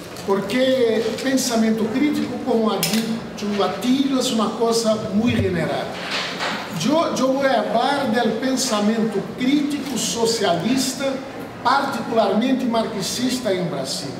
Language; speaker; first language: Spanish; non-native, fluent; Portuguese